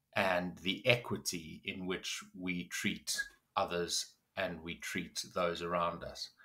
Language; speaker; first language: English; native; English